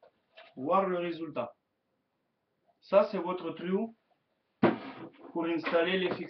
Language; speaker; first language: French; non-native, learner; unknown